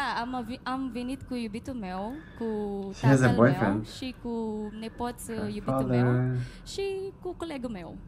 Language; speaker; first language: Romanian; non-native, learner; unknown